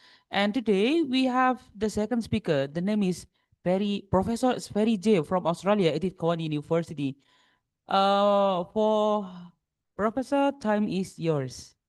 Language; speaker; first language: English; non-native, local second language; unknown